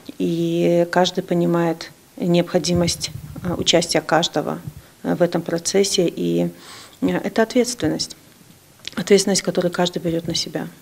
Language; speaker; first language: Russian; native; Russian